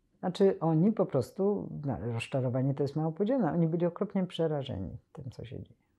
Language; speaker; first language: Polish; native; Polish